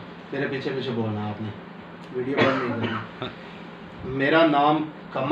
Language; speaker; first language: Hindi; non-native, local second language; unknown